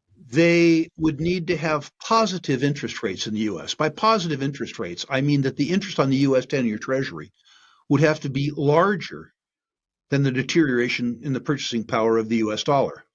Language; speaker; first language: English; native; English